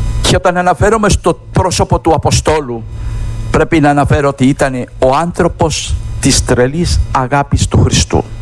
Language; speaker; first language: Greek; non-native, fluent; Spanish